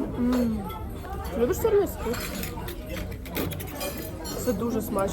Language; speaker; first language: Ukrainian; native; Ukrainian